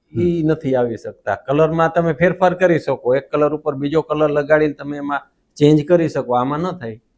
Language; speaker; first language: Gujarati; native; Gujarati